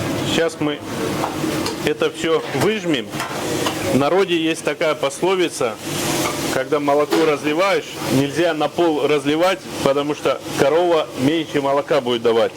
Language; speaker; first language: Russian; native; Russian